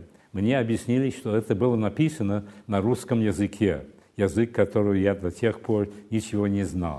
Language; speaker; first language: Russian; non-native, fluent; English